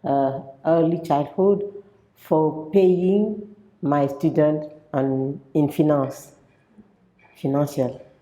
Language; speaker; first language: English; non-native, local second language; French